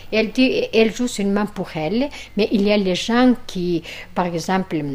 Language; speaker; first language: French; non-native, fluent; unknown